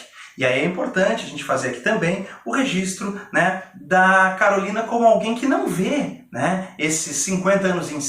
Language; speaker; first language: Portuguese; native; Portuguese